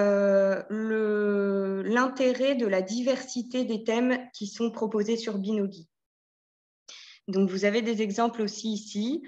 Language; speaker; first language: French; native; French